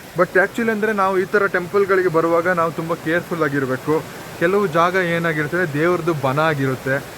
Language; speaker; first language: Kannada; non-native, local second language; Kodava